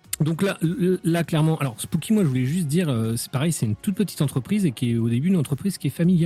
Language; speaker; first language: French; native; French